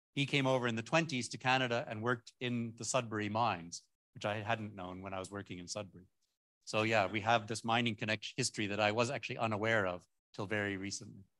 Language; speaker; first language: English; native; English